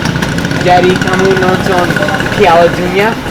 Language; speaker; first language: Indonesian; non-native, local second language; English